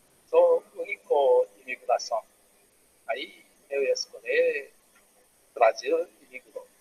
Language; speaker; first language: Portuguese; non-native, learner; Japanese